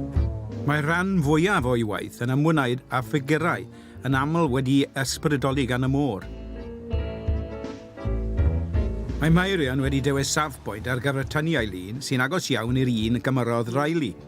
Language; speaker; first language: Welsh; native; Welsh